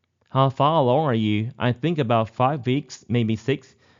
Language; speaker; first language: English; non-native, fluent; Thai